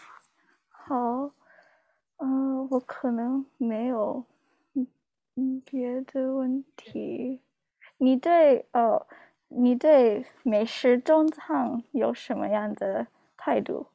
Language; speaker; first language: Chinese; non-native, learner; English